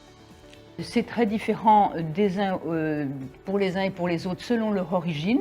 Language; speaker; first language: French; native; French